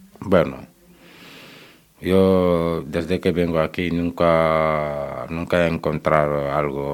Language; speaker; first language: Spanish; non-native, learner; Wolof